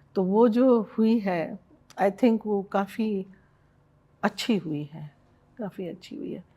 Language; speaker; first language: Hindi; early bilingual, other home language; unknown